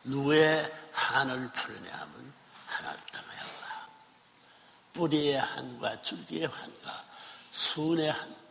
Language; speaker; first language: Korean; native; Korean